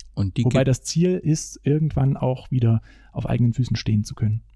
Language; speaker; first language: German; native; German